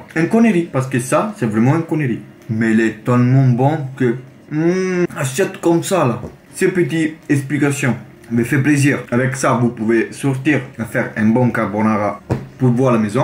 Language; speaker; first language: French; non-native, learner; Italian